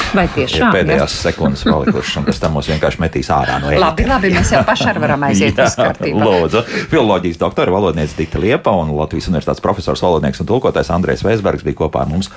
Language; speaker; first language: Latvian; native; Latvian